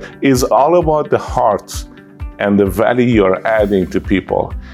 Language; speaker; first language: English; non-native, fluent; Persian